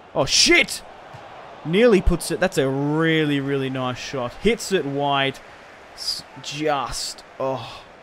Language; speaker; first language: English; native; English